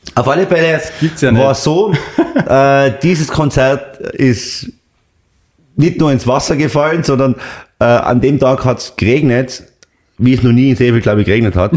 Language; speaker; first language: German; native; German